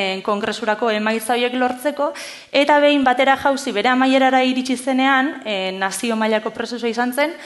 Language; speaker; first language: Basque; native; Basque